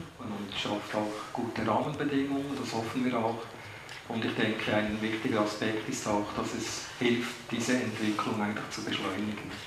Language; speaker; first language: German; native; German